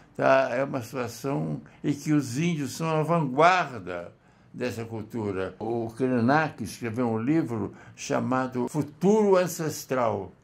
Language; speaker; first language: Portuguese; native; Portuguese